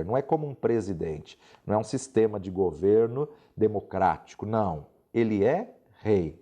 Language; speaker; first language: Portuguese; native; Portuguese